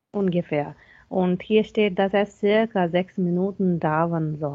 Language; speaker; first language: German; non-native, fluent; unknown